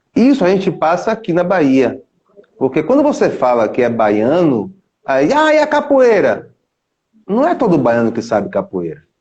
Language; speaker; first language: Portuguese; native; Portuguese